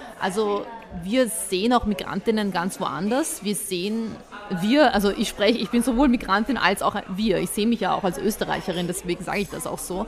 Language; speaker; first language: German; early bilingual, other home language; Bosnian